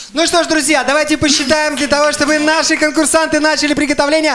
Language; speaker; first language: Russian; native; Russian